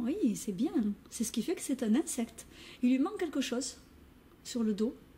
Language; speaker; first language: French; native; French